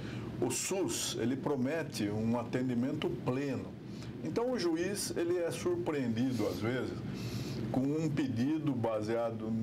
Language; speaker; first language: Portuguese; native; Portuguese